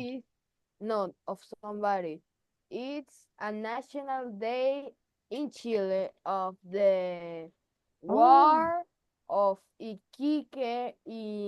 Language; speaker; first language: English; non-native, learner; Spanish